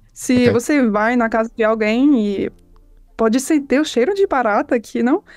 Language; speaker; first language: Portuguese; non-native, fluent; English